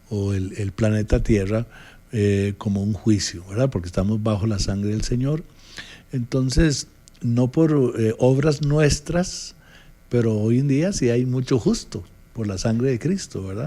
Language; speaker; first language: Spanish; native; Spanish